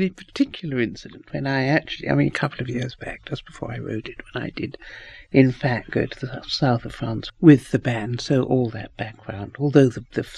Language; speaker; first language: English; native; English